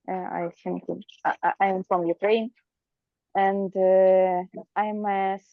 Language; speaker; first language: English; non-native, learner; Ukrainian